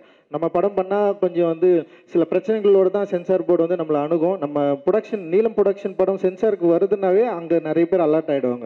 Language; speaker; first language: Tamil; native; Tamil